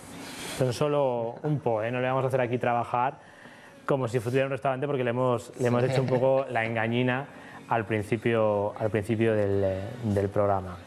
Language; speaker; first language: Spanish; native; Spanish